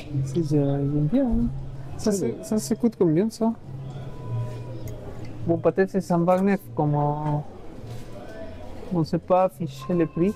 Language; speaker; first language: French; non-native, fluent; Spanish